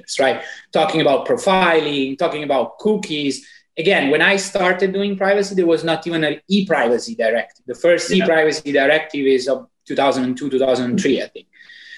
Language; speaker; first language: English; non-native, fluent; Italian